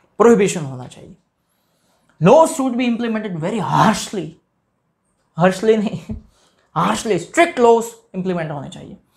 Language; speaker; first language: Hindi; non-native, local second language; Gujarati